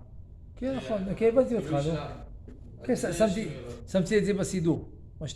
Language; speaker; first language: Hebrew; non-native, fluent; French